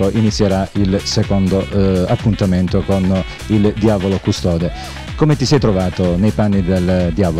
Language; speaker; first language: Italian; native; Italian